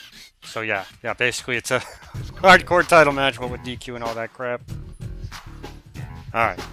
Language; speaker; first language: English; native; English